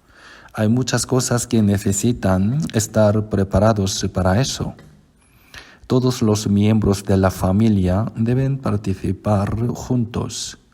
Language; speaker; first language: Spanish; non-native, fluent; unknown